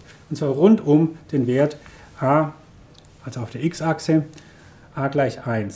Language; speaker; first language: German; native; German